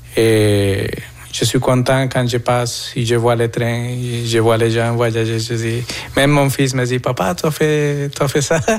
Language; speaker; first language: French; non-native, fluent; Spanish